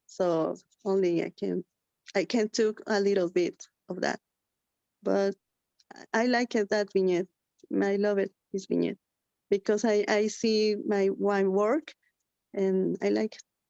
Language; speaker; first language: English; non-native, learner; Spanish